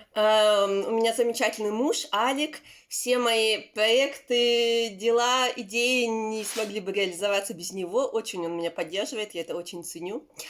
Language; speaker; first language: Russian; native; Russian